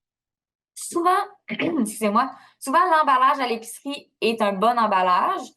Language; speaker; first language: French; native; French